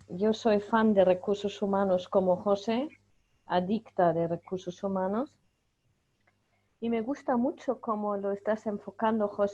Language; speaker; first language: Spanish; non-native, fluent; German